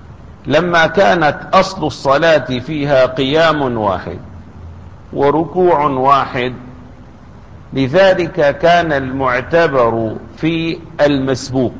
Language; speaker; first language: Arabic; native; Arabic